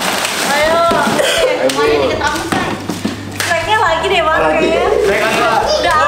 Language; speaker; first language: Indonesian; native; Indonesian